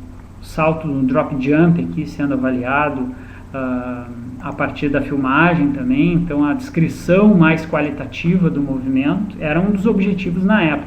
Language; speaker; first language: Portuguese; native; Portuguese